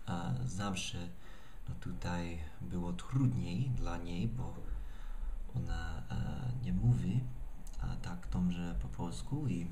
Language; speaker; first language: Polish; non-native, fluent; English